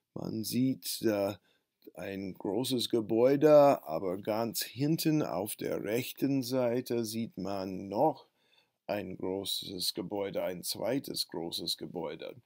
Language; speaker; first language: German; non-native, fluent; English